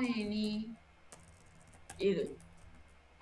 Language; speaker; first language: Japanese; non-native, learner; English